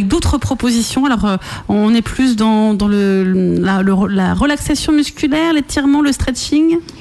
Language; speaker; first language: French; native; French